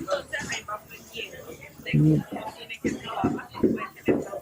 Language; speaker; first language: Spanish; native; Spanish